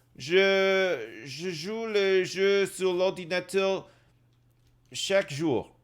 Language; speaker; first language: French; non-native, learner; English